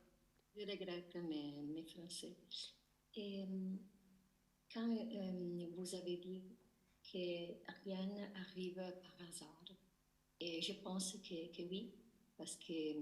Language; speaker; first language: French; non-native, learner; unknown